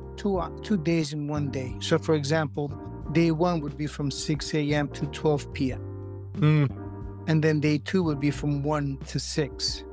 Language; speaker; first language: English; native; English